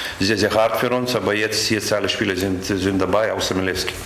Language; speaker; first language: German; non-native, learner; Lithuanian